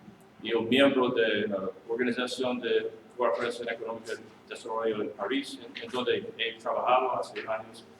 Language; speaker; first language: Spanish; non-native, learner; English